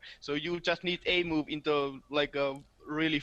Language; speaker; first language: English; non-native, fluent; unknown